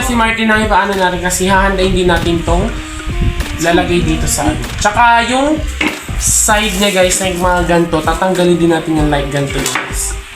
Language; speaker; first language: Filipino; native; Filipino